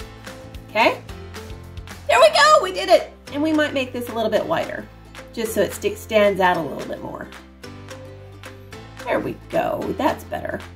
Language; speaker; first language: English; native; English